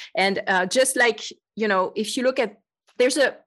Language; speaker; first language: English; non-native, fluent; French